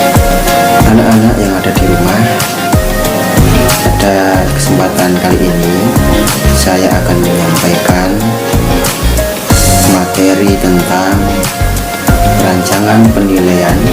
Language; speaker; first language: Indonesian; native; Indonesian